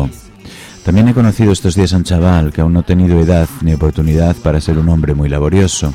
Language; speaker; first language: Spanish; native; Spanish